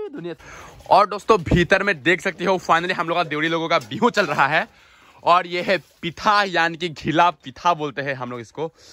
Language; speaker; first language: Hindi; non-native, local second language; Assamese